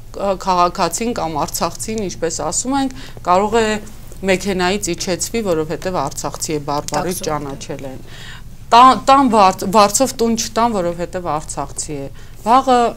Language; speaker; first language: Armenian; native; Armenian